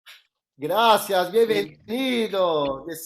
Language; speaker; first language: Spanish; non-native, learner; Portuguese